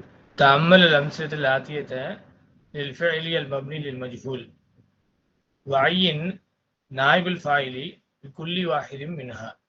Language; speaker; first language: Arabic; non-native, fluent; Tamil